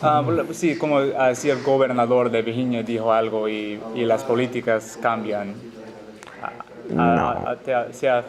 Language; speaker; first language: Spanish; non-native, learner; English